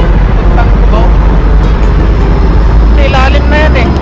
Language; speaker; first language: Filipino; non-native, local second language; Cebuano